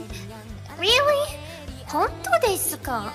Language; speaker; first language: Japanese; non-native, learner; English